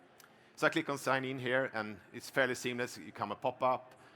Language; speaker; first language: English; non-native, fluent; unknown